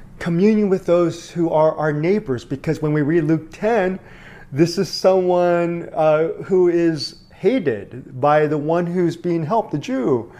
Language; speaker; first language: English; early bilingual, other home language; Korean